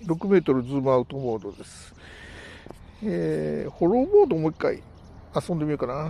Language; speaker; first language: Japanese; native; Japanese